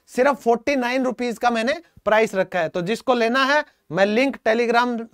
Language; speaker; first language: Hindi; native; Hindi